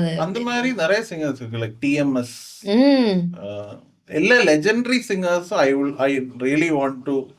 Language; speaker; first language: Tamil; non-native, fluent; Malayalam